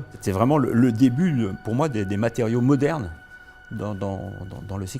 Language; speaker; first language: French; native; French